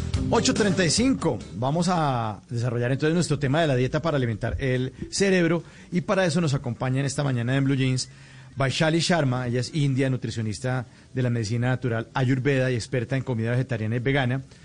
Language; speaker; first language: Spanish; native; Spanish